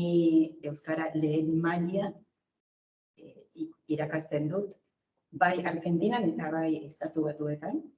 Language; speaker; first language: Basque; non-native, fluent; Spanish